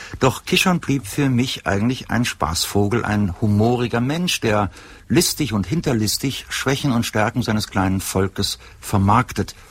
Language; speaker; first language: German; native; German